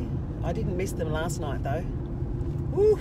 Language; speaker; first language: English; native; English